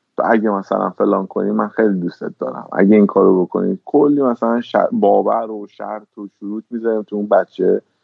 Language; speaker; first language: Persian; native; Persian